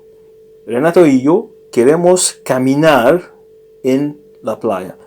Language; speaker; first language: Spanish; non-native, learner; English